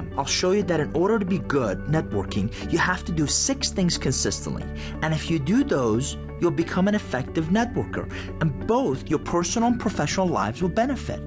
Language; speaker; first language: English; non-native, fluent; Persian